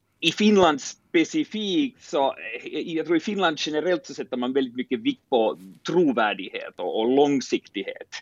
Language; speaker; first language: Swedish; native; Swedish